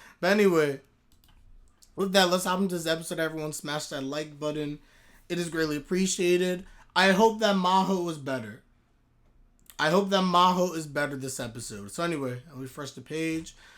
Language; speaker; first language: English; native; English